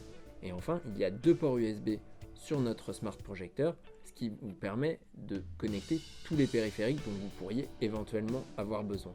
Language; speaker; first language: French; native; French